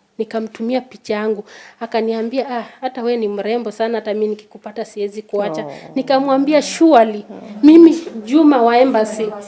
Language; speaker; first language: Swahili; non-native, local second language; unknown